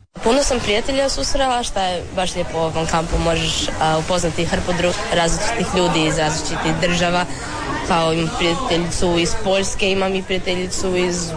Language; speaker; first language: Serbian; early bilingual, heritage; English